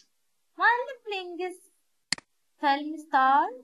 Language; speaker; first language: German; non-native, learner; Arabic